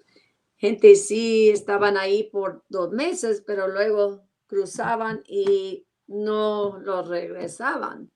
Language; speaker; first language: Spanish; non-native, learner; English